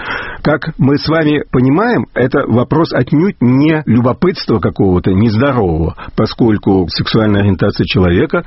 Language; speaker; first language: Russian; native; Russian